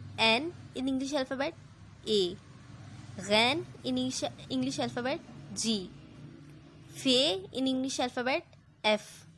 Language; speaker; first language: English; non-native, learner; Urdu